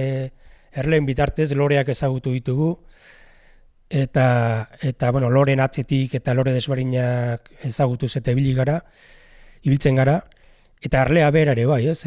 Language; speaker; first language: Basque; native; Basque